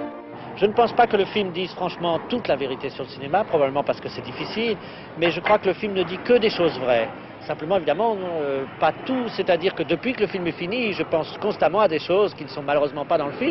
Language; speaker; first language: French; native; French